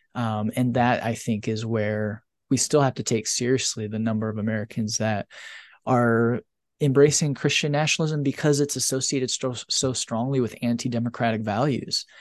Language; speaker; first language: English; native; English